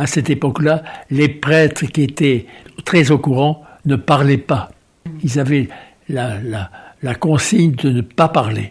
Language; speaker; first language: French; native; French